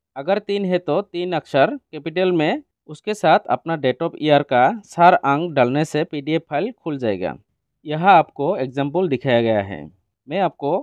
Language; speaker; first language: Hindi; non-native, local second language; Assamese